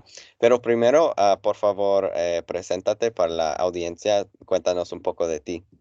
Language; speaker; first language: Spanish; non-native, fluent; English